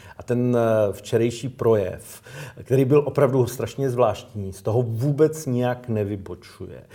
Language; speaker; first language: Czech; native; Czech